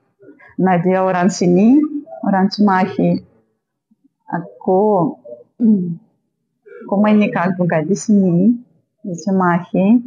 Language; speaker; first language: Indonesian; non-native, fluent; Russian